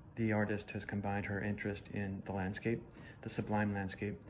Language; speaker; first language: English; native; English